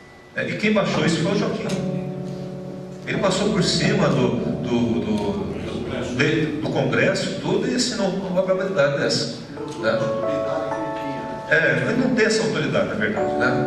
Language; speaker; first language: Portuguese; native; Portuguese